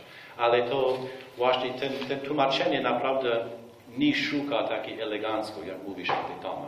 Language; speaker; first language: Polish; non-native, fluent; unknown